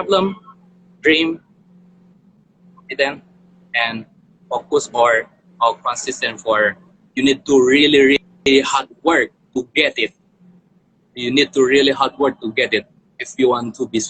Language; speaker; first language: English; non-native, learner; Indonesian